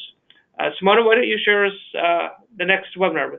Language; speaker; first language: English; native; English